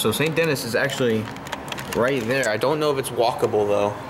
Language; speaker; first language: English; native; English